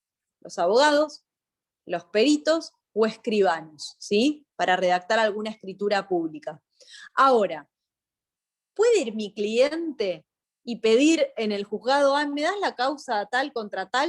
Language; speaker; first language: Spanish; native; Spanish